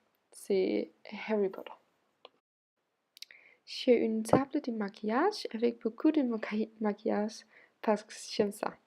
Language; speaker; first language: French; non-native, learner; Danish